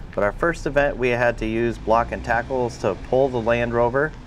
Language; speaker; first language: English; native; English